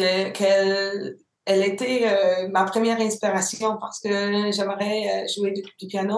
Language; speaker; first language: French; non-native, local second language; English